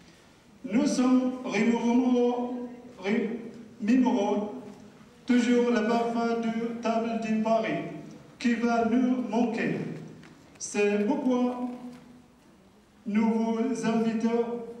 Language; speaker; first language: French; non-native, learner; Arabic